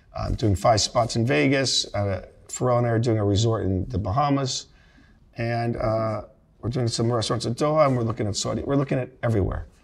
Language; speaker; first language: English; native; English